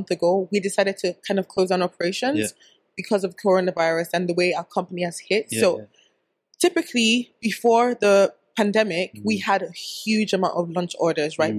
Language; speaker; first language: English; non-native, local second language; Yoruba